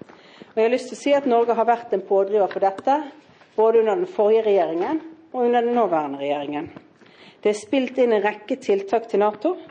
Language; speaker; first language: Norwegian; native; Norwegian